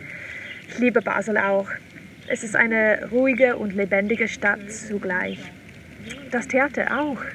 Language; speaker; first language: German; non-native, learner; English